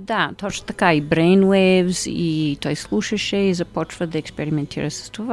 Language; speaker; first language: Bulgarian; early bilingual, heritage; Bulgarian